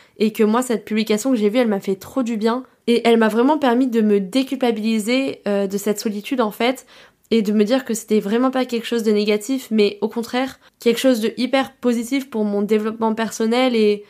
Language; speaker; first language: French; native; French